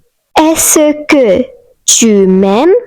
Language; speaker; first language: French; non-native, fluent; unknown